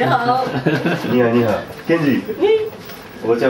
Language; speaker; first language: Chinese; non-native, learner; Japanese